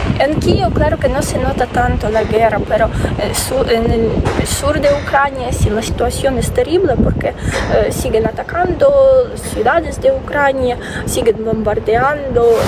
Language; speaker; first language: Spanish; non-native, fluent; Ukrainian